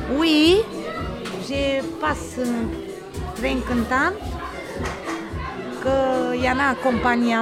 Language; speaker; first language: French; non-native, learner; Romanian